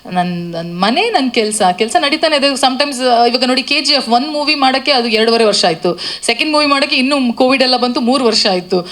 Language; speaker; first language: Kannada; non-native, local second language; Tulu